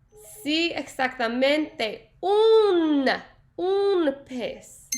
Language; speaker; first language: Spanish; non-native, learner; English